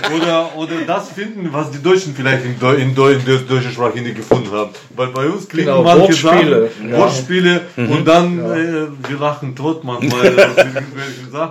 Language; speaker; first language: German; non-native, fluent; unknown